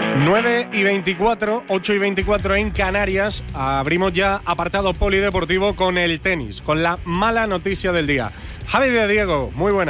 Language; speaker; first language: Spanish; native; Spanish